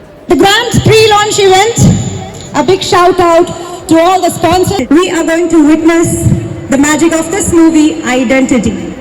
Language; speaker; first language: English; non-native, local second language; Malayalam